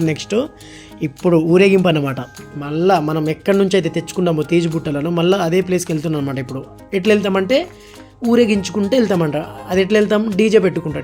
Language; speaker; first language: Telugu; non-native, local second language; Lambadi